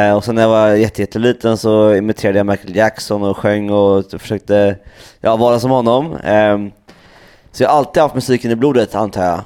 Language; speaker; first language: Swedish; native; Swedish